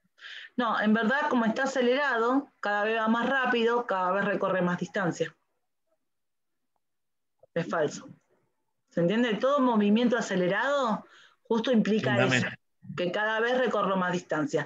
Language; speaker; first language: Spanish; native; Spanish